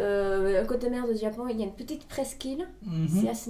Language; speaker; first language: French; non-native, fluent; Japanese